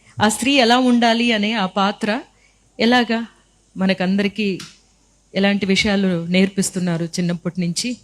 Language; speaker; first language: Telugu; native; Telugu